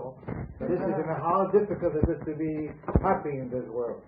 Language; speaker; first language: English; non-native, fluent; Ladino